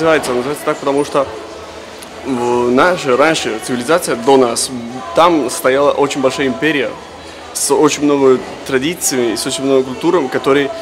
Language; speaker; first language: Russian; non-native, learner; Spanish